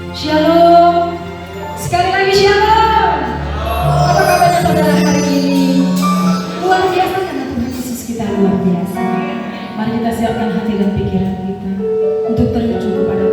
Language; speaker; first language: Indonesian; native; Indonesian